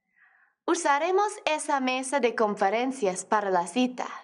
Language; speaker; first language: Spanish; non-native, fluent; English